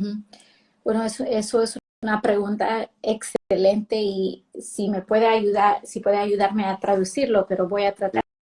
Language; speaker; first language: Spanish; early bilingual, heritage; Spanish